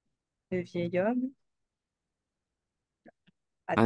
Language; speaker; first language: French; native; French